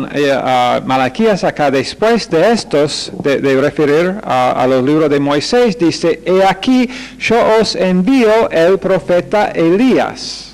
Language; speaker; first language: Spanish; non-native, fluent; English